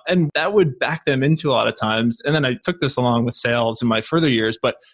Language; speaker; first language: English; native; English